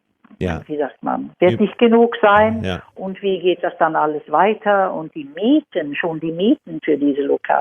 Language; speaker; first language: German; non-native, fluent; Swedish